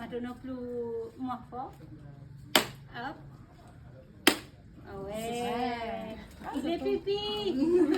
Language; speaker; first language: French; non-native, learner; Indonesian